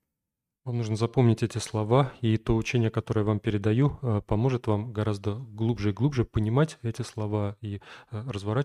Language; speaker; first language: Russian; native; Russian